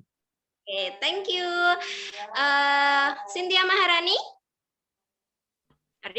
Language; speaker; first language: English; non-native, learner; Indonesian